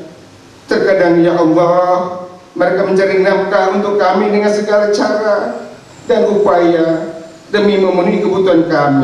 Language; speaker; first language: Indonesian; native; Indonesian